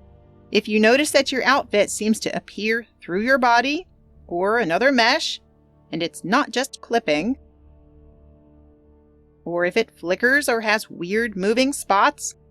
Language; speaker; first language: English; native; English